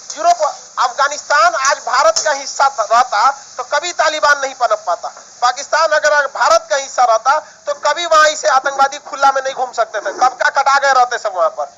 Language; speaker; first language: Hindi; native; Hindi